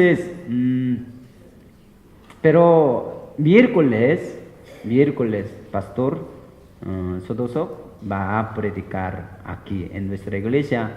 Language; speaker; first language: Spanish; non-native, fluent; Korean